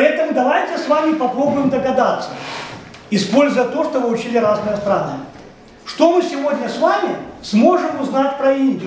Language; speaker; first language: Russian; native; Russian